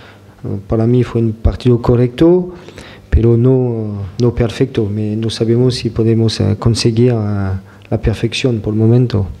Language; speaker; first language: Spanish; non-native, fluent; French